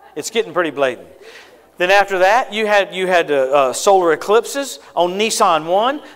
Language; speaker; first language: English; native; English